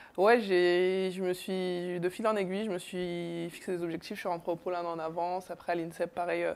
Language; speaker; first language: French; native; French